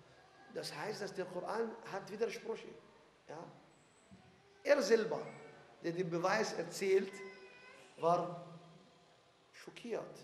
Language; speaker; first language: German; non-native, fluent; Arabic